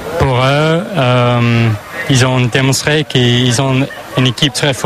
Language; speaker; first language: French; non-native, learner; English